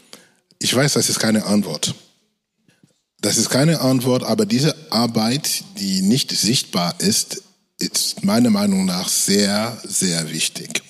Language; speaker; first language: German; non-native, fluent; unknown